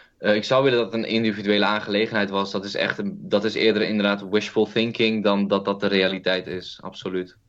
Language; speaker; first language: Dutch; early bilingual, other home language; Kurdish